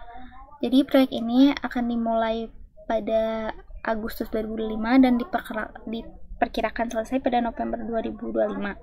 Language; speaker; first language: Indonesian; native; Indonesian